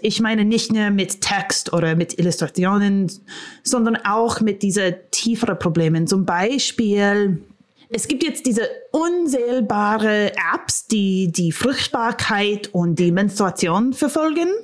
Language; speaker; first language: German; non-native, fluent; English